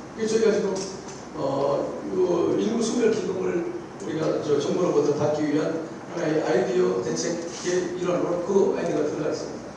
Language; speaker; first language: Korean; native; Korean